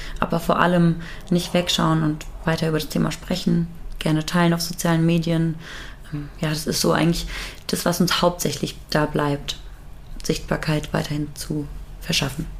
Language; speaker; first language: German; early bilingual, other home language; Persian